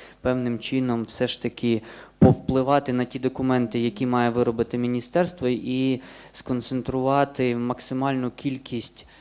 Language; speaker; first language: Ukrainian; native; Ukrainian